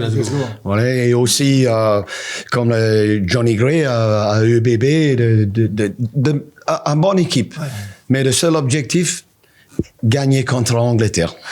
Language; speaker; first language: French; non-native, learner; English